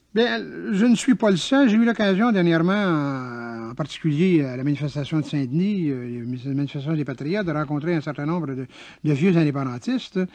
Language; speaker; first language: French; native; French